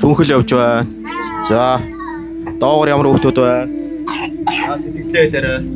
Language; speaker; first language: Mongolian; native; Mongolian